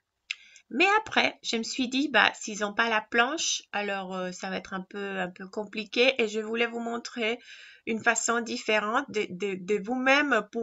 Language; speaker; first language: French; non-native, fluent; Spanish